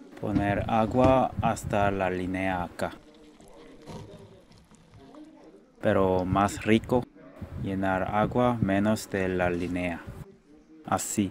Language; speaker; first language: Spanish; non-native, learner; Korean